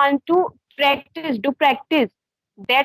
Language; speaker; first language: English; non-native, learner; Hindi